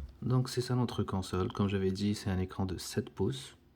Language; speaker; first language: French; native; French